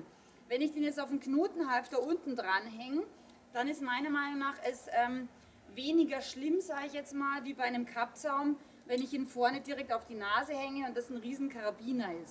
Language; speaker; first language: German; native; German